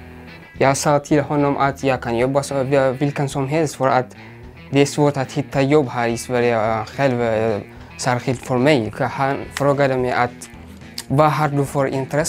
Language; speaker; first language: Swedish; non-native, learner; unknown